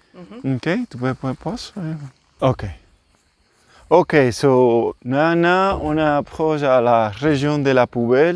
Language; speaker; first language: French; non-native, learner; English